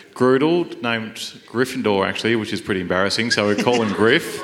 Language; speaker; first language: English; native; English